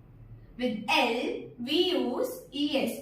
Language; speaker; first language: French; non-native, fluent; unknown